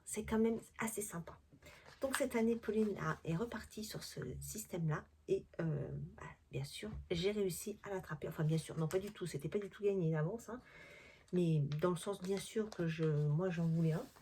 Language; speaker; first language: French; native; French